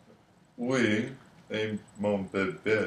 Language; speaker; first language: French; non-native, learner; English